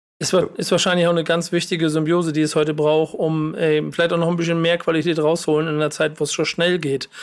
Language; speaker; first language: German; native; German